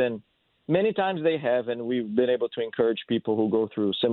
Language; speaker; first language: English; non-native, fluent; Portuguese